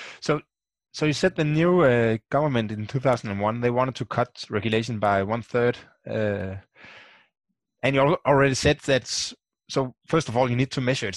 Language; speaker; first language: English; non-native, fluent; Danish